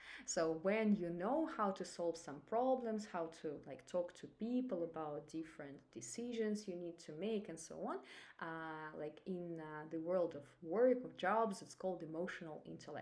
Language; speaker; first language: English; non-native, fluent; Russian